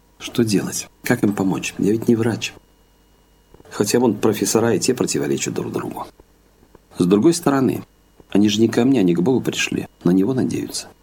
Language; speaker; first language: Russian; native; Russian